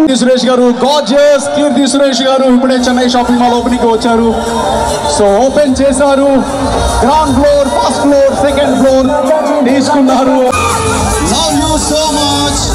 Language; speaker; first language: Telugu; native; Telugu